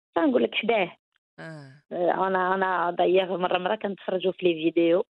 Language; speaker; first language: French; non-native, local second language; Arabic